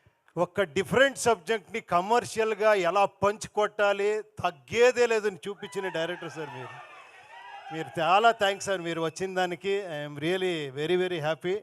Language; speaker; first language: Telugu; non-native, local second language; Kannada